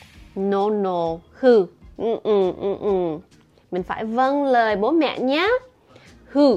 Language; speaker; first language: Vietnamese; early bilingual, heritage; Vietnamese